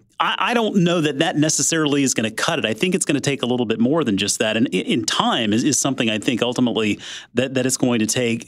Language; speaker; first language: English; native; English